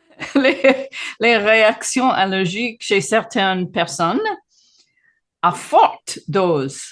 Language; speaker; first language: French; non-native, fluent; English